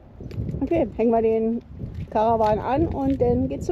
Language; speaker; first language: German; native; German